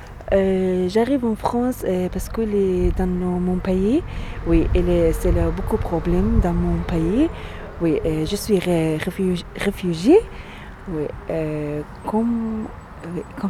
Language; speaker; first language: French; non-native, learner; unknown